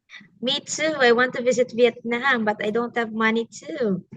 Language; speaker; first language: English; non-native, fluent; Filipino